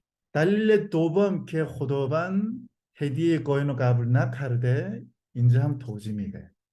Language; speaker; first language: Persian; non-native, learner; Korean